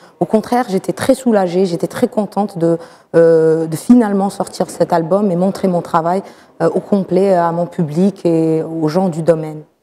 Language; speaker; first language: French; non-native, local second language; Arabic